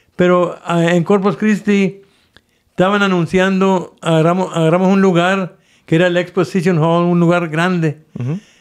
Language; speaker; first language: Spanish; native; Spanish